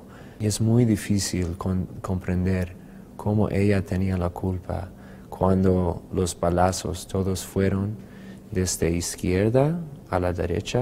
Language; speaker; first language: Spanish; non-native, fluent; English